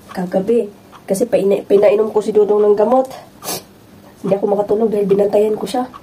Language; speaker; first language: Filipino; non-native, local second language; Cebuano